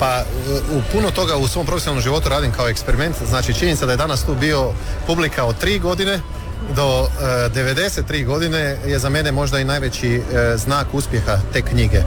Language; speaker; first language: Serbian; native; Serbian